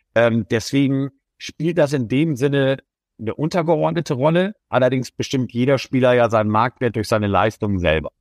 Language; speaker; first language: German; native; German